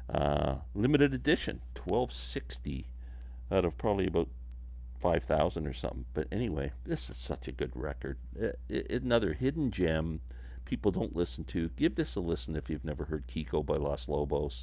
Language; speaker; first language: English; native; English